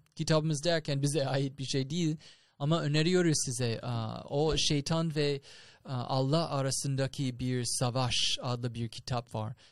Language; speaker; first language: Turkish; non-native, fluent; English